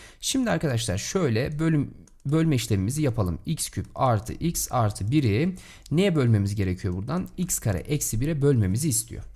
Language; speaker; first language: Turkish; native; Turkish